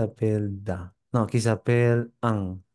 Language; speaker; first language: French; non-native, learner; English